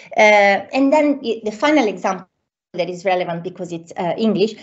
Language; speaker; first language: English; non-native, fluent; Italian